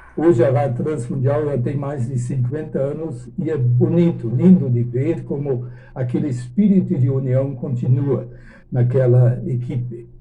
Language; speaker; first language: Portuguese; non-native, fluent; German